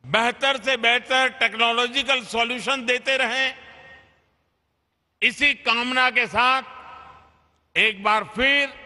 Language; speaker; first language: Hindi; non-native, local second language; Gujarati